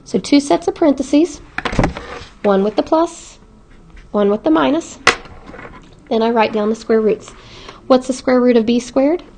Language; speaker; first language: English; native; English